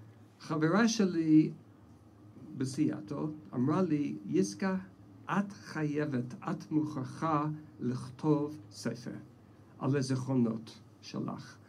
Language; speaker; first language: Hebrew; non-native, fluent; English